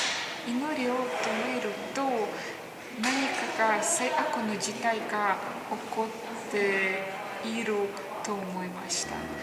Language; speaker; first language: Japanese; non-native, learner; Ukrainian